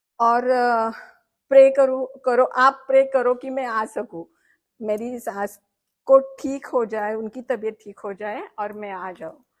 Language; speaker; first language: Hindi; non-native, local second language; Marathi